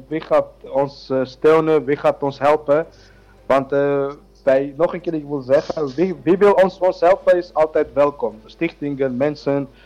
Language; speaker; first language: Dutch; non-native, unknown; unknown